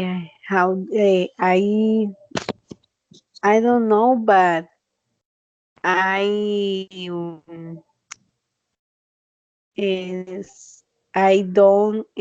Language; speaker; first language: English; non-native, learner; Spanish